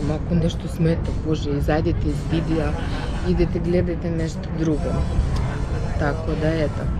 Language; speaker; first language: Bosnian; non-native, learner; Ukrainian